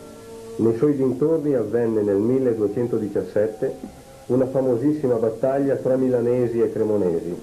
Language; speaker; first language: Italian; native; Italian